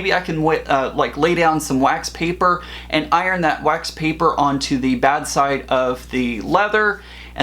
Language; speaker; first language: English; native; English